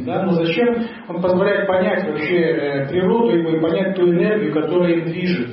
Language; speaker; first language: Russian; native; Russian